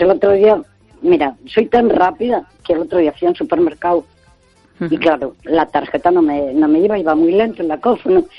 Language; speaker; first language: Spanish; native; Spanish